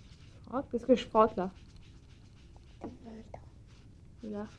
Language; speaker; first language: French; native; French